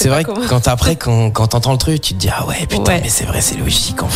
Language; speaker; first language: French; native; French